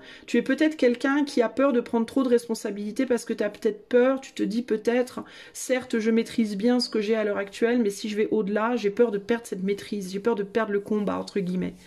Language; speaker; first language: French; native; French